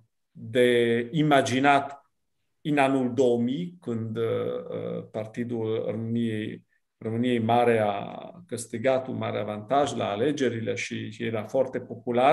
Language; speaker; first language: Romanian; non-native, fluent; Italian